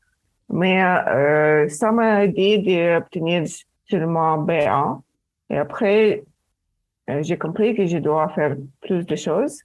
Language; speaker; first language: French; non-native, learner; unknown